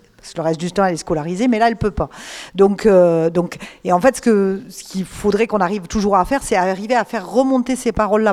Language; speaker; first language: French; native; French